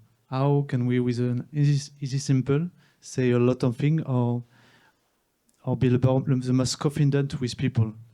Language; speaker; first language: English; non-native, learner; French